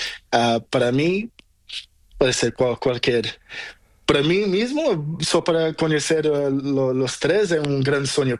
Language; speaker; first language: Spanish; non-native, learner; Portuguese